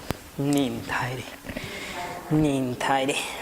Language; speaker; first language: Vietnamese; non-native, learner; Hindi